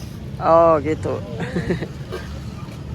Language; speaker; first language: Indonesian; non-native, learner; Urdu